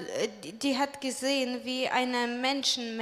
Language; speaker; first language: German; non-native, fluent; Russian